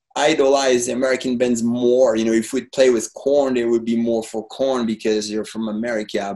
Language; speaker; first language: English; non-native, fluent; French